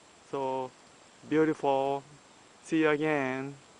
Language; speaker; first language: English; non-native, learner; Japanese